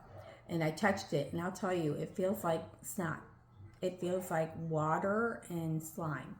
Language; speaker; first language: English; native; English